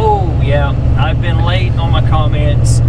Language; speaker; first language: English; native; English